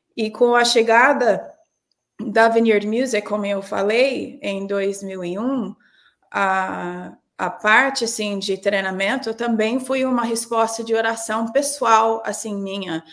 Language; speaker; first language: Portuguese; non-native, fluent; English